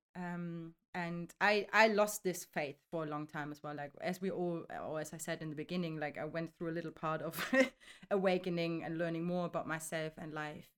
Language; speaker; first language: English; non-native, fluent; German